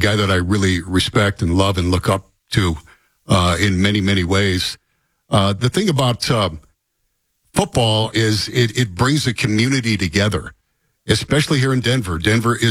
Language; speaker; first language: English; native; English